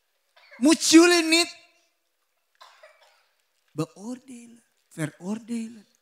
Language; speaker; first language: Dutch; non-native, learner; Indonesian